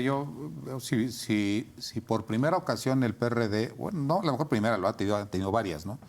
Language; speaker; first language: Spanish; native; Spanish